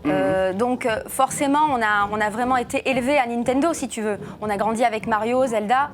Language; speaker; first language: French; native; French